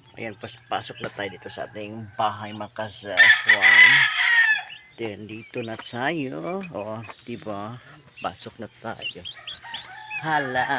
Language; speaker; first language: Filipino; native; Filipino